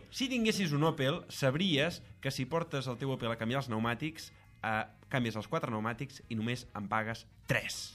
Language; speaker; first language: Catalan; native; Catalan